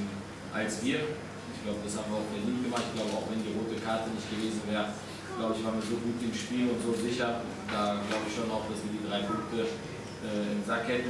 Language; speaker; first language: German; native; German